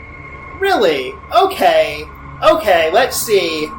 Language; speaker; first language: English; native; English